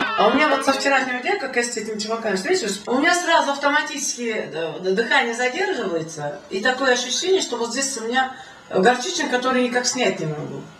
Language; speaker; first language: Russian; non-native, local second language; Uzbek